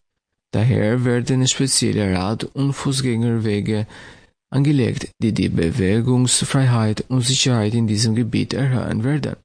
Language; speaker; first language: German; non-native, fluent; Albanian